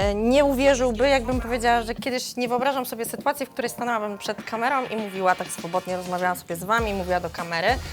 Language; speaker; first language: Polish; native; Polish